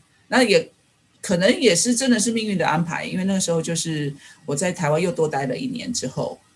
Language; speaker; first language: Chinese; native; Chinese